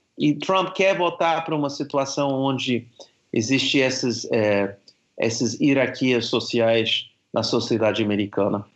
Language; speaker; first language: Portuguese; non-native, fluent; English